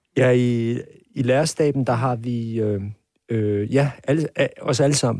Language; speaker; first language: Danish; early bilingual, other home language; Persian